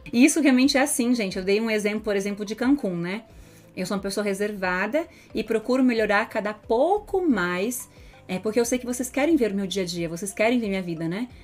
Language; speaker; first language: Portuguese; native; Portuguese